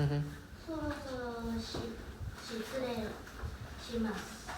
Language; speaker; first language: Japanese; non-native, learner; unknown